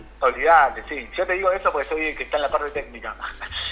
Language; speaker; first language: Spanish; native; Spanish